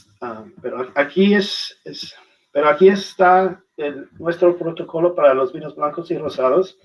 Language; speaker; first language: Spanish; non-native, learner; English